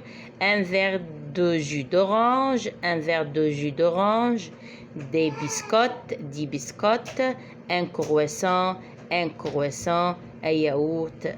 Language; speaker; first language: French; non-native, fluent; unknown